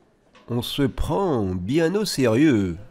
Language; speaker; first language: French; native; French